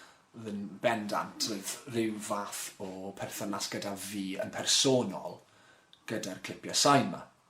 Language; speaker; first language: Welsh; non-native, local second language; English